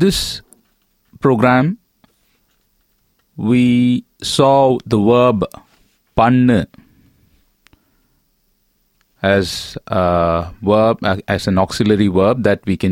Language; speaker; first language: English; non-native, local second language; Tamil